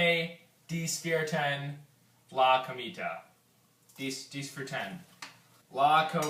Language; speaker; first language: Spanish; non-native, learner; English